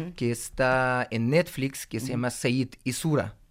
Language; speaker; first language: Spanish; non-native, fluent; Uzbek